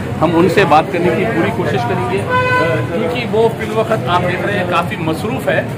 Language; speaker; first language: Hindi; non-native, local second language; Urdu